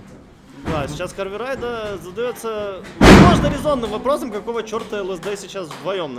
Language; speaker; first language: Russian; native; Russian